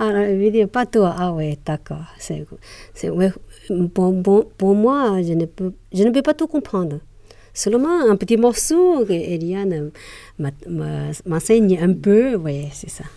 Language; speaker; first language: French; non-native, learner; Chinese